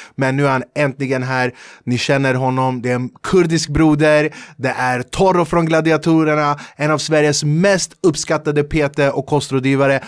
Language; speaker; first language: Swedish; early bilingual, other home language; Kurdish